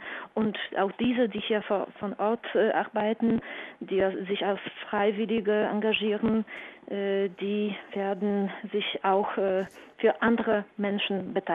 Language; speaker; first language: German; non-native, fluent; Polish